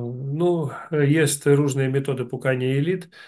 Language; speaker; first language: Polish; non-native, learner; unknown